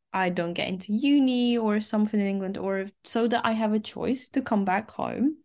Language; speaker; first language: English; early bilingual, other home language; Ukrainian